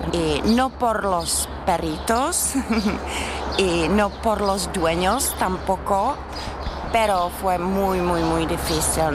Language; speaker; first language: Spanish; non-native, learner; Czech